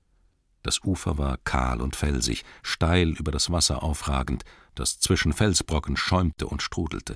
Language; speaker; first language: German; native; German